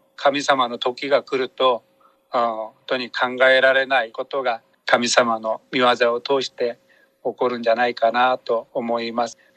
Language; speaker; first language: Japanese; non-native, fluent; Korean